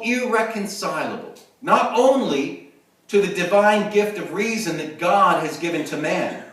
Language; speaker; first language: English; native; English